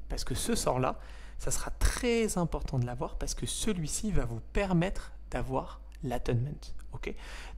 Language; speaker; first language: French; native; French